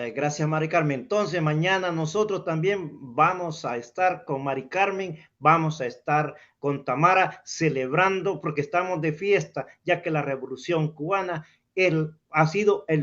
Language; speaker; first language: Spanish; native; Spanish